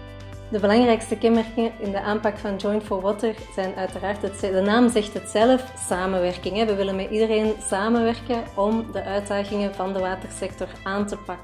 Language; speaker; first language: Dutch; native; Dutch